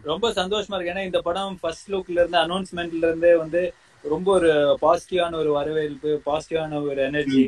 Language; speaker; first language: Tamil; native; Tamil